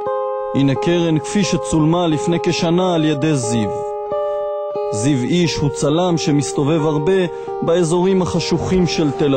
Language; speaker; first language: Hebrew; native; Hebrew